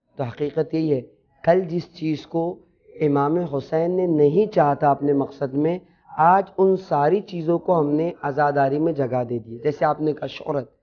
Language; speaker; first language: Urdu; native; Urdu